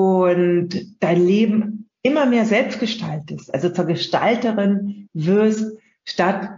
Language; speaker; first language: German; native; German